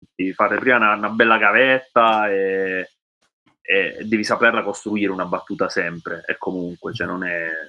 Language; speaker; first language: Italian; native; Italian